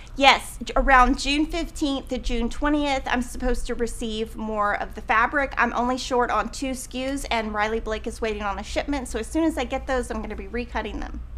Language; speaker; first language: English; native; English